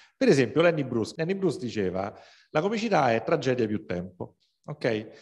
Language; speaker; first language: Italian; native; Italian